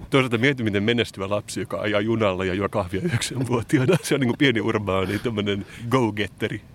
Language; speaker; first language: Finnish; native; Finnish